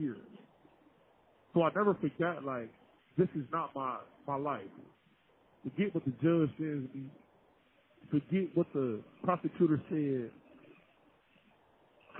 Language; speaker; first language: English; native; English